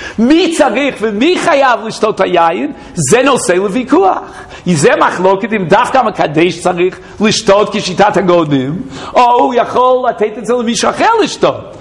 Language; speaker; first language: Hebrew; non-native, fluent; English